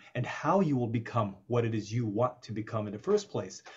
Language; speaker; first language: English; native; English